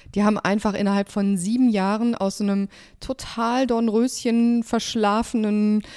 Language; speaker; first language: German; native; German